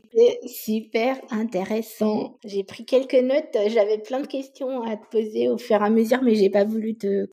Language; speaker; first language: French; non-native, fluent; Romanian